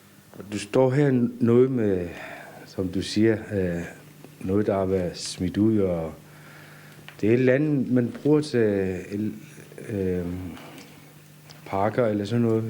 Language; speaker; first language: Danish; non-native, local second language; Kalaallisut